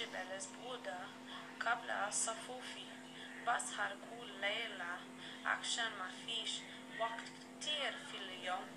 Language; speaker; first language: Arabic; non-native, learner; English